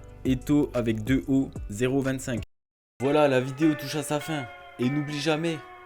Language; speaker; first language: French; native; French